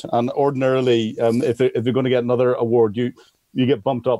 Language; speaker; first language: English; native; English